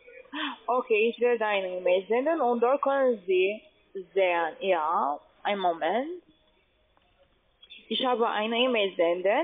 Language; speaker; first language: German; non-native, learner; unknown